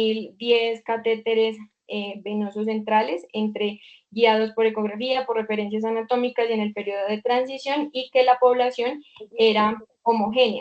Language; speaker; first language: Spanish; native; Spanish